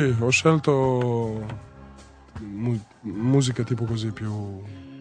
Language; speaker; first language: Italian; non-native, fluent; Serbian